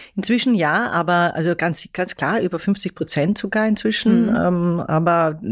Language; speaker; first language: German; native; German